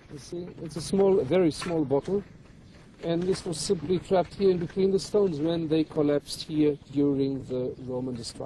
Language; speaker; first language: English; non-native, fluent; Hebrew